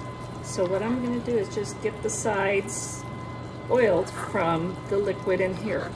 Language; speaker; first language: English; native; English